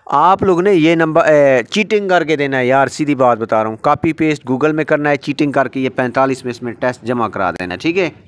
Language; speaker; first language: Urdu; native; Urdu